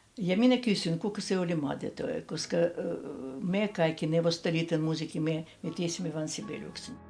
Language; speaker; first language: Finnish; non-native, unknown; Russian